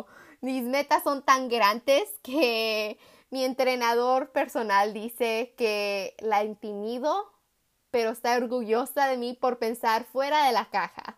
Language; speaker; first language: Spanish; early bilingual, heritage; Spanish